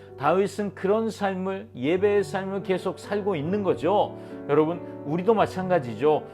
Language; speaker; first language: Korean; native; Korean